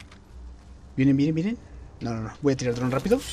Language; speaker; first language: Spanish; native; Spanish